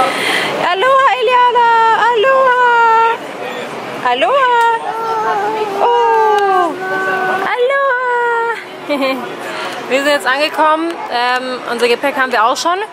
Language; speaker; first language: German; native; German